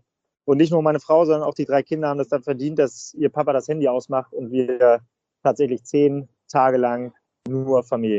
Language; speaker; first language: German; native; German